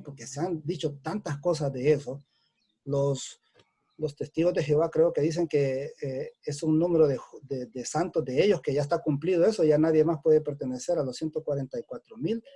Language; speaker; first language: Spanish; native; Spanish